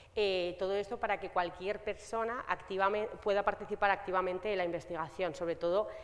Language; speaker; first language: Spanish; native; Spanish